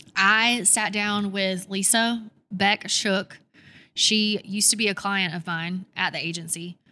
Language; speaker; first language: English; native; English